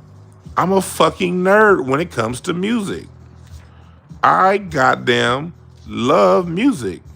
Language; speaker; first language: English; native; English